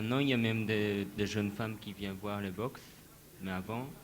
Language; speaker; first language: French; non-native, fluent; Japanese